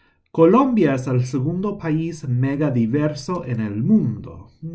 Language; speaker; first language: Spanish; non-native, fluent; English